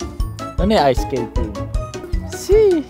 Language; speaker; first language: Italian; non-native, learner; Filipino